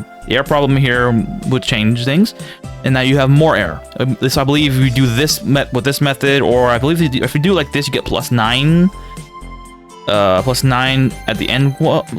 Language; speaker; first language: English; native; English